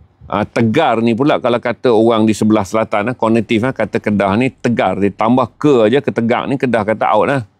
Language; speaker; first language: Malay; native; Malay